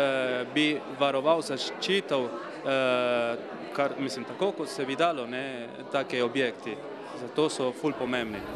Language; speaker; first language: Slovenian; early bilingual, heritage; Spanish